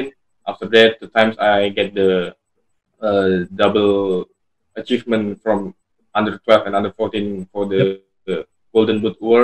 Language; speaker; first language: English; non-native, learner; Indonesian